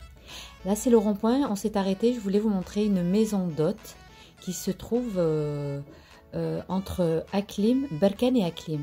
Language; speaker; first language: French; non-native, local second language; Arabic